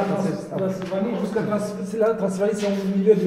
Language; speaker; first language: French; non-native, fluent; Romanian